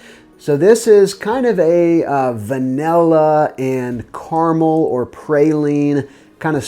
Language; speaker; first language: English; native; English